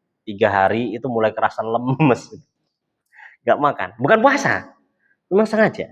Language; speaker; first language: Indonesian; native; Indonesian